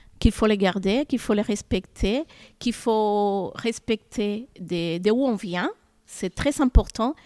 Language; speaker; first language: French; non-native, fluent; Spanish